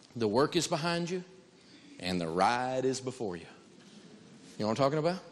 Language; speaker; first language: English; native; English